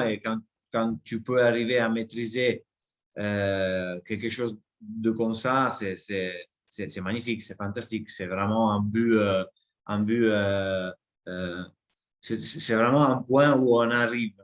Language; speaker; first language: French; non-native, fluent; Italian